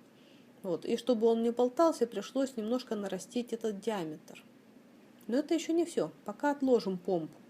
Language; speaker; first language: Russian; native; Russian